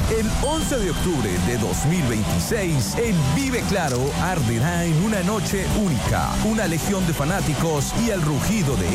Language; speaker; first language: Spanish; native; Spanish